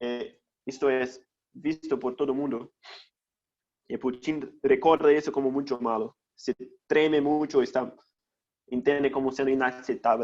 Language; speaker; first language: Spanish; non-native, fluent; Portuguese